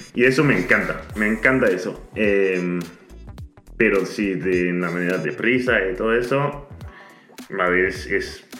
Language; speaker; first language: Spanish; non-native, fluent; Danish